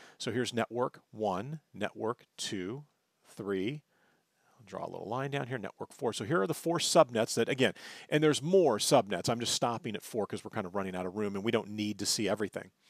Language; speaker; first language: English; native; English